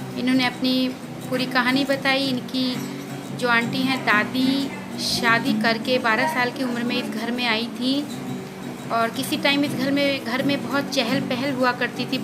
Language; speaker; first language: Hindi; non-native, local second language; Bangla